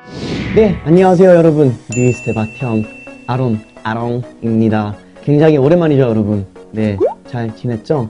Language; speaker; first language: Korean; early bilingual, heritage; Korean